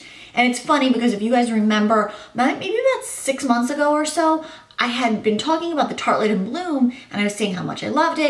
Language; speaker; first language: English; native; English